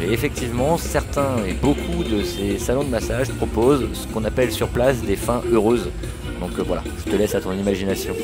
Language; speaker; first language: French; native; French